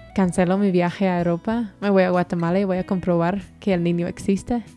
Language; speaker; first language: Spanish; non-native, fluent; English